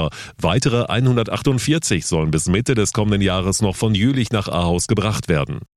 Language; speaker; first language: German; native; German